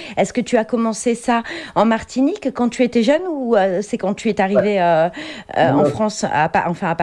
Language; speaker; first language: French; native; French